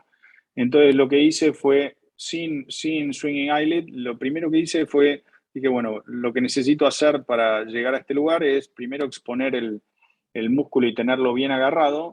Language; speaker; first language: Spanish; native; Spanish